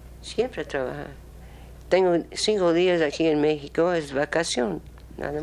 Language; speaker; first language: Spanish; non-native, learner; English